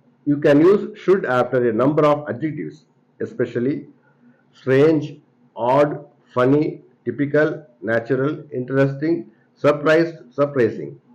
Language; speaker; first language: English; non-native, local second language; Tamil